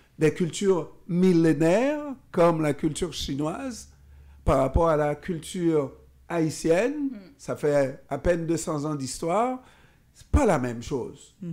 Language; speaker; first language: French; non-native, local second language; Haitian Creole